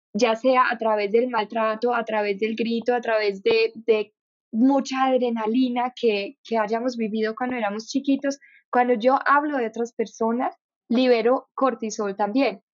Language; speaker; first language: Spanish; non-native, fluent; German